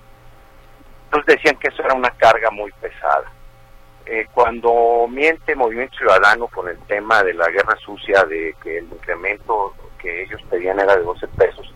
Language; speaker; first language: Spanish; native; Spanish